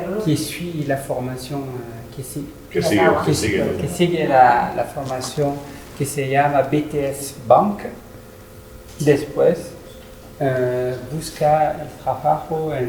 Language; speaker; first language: Spanish; non-native, learner; French